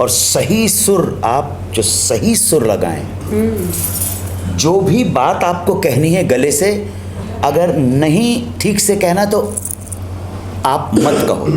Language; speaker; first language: Hindi; native; Hindi